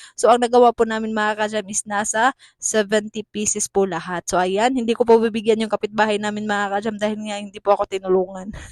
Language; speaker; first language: Filipino; non-native, local second language; Cebuano